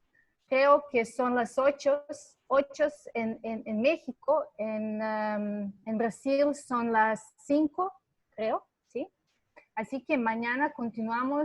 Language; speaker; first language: Spanish; non-native, fluent; Serbian